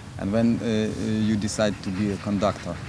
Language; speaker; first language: English; non-native, learner; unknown